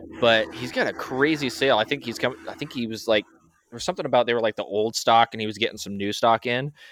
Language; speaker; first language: English; native; English